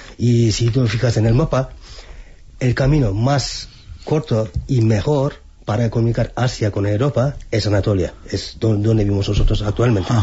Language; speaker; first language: Spanish; non-native, fluent; Turkish